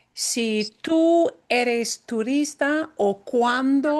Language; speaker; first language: Spanish; non-native, fluent; English